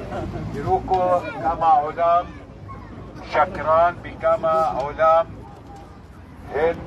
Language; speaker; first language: Hebrew; non-native, local second language; Arabic